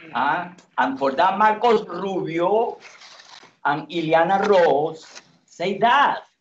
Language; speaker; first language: English; non-native, learner; Spanish